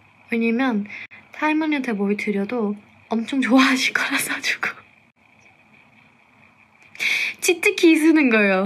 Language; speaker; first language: Korean; non-native, fluent; English